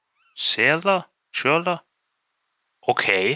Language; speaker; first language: Russian; non-native, fluent; German